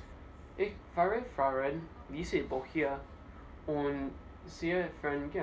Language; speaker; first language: German; non-native, learner; English